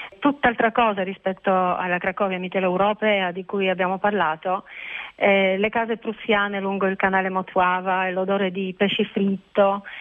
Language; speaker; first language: Italian; non-native, fluent; Polish